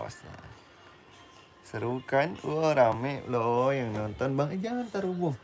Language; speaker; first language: Indonesian; native; Indonesian